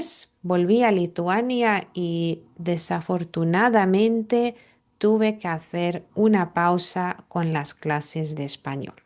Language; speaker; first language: Spanish; non-native, fluent; Lithuanian